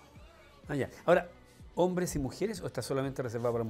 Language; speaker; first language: Spanish; native; Spanish